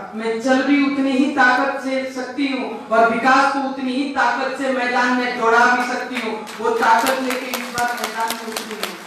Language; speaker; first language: Hindi; non-native, local second language; Marathi